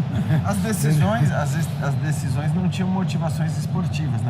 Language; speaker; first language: Portuguese; native; Portuguese